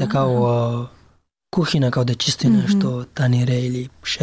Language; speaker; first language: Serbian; non-native, learner; Pashto